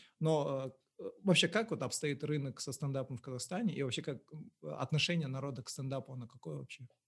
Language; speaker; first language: Russian; non-native, local second language; Kazakh